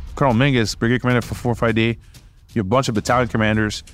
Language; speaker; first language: English; early bilingual, other home language; French